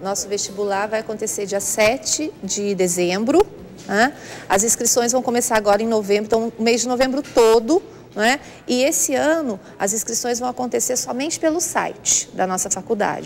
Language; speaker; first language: Portuguese; native; Portuguese